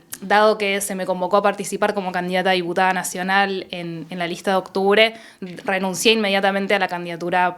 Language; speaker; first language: Spanish; native; Spanish